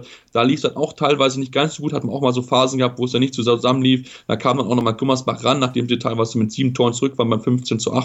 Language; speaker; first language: German; native; German